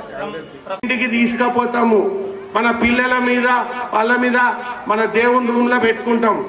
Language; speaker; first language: Telugu; native; Telugu